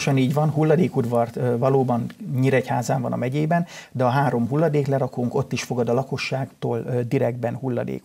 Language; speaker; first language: Hungarian; native; Hungarian